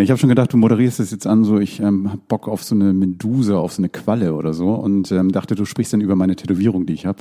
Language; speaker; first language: German; native; German